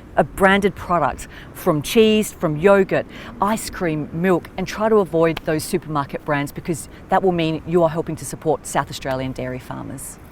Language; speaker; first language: English; native; English